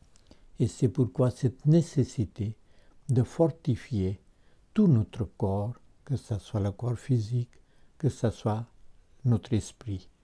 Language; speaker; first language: French; non-native, fluent; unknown